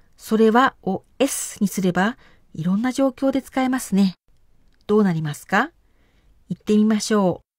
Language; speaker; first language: Japanese; native; Japanese